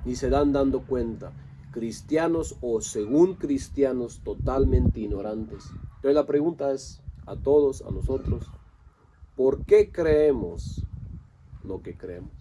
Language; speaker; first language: Spanish; non-native, local second language; Low German